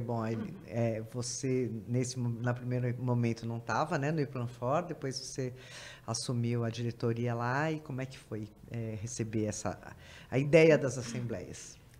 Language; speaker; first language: Portuguese; native; Portuguese